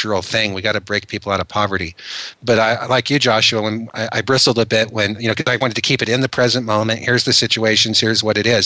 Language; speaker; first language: English; native; English